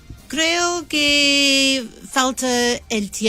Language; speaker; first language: Spanish; non-native, learner; English